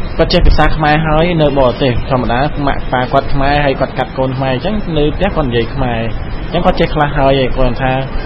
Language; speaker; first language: Khmer; native; Khmer